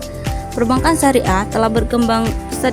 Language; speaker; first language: Indonesian; native; Indonesian